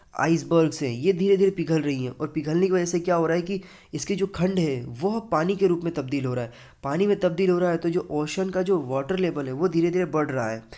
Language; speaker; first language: Hindi; native; Hindi